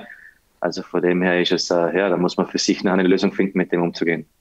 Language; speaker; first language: German; native; German